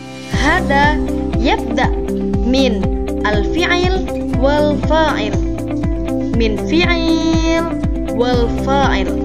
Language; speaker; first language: Arabic; non-native, learner; Indonesian